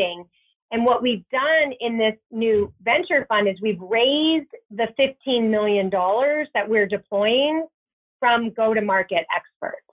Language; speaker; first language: English; native; English